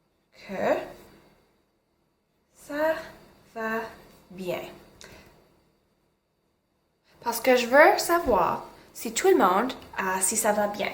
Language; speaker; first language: French; non-native, local second language; English